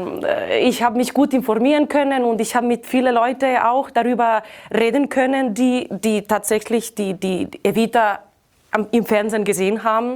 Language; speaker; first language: German; non-native, fluent; Catalan